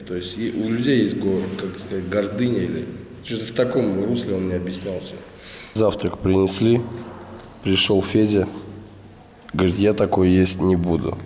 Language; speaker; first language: Russian; native; Russian